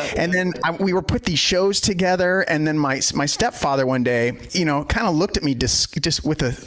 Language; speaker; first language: English; native; English